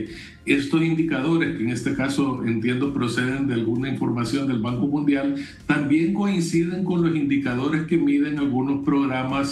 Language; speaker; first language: Spanish; native; Spanish